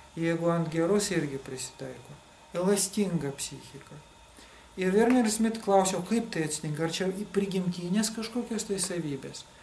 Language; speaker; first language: Lithuanian; non-native, local second language; Russian